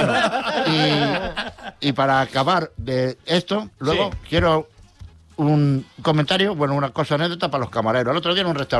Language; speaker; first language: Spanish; non-native, local second language; Catalan